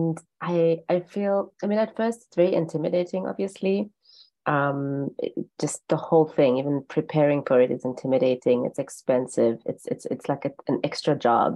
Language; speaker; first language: English; non-native, local second language; Xhosa